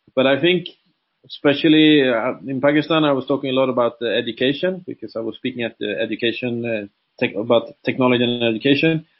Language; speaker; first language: English; non-native, fluent; Swedish